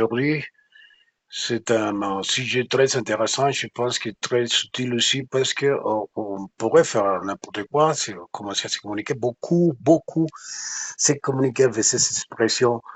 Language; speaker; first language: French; non-native, fluent; Spanish